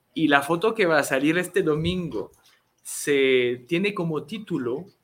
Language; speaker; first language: Spanish; non-native, fluent; French